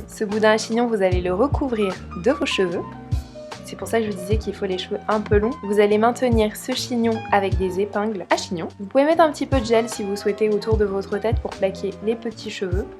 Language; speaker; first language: French; native; French